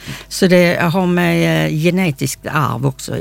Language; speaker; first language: Swedish; native; Swedish